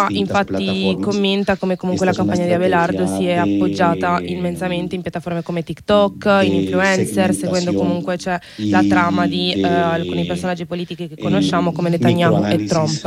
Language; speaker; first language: Italian; non-native, fluent; Spanish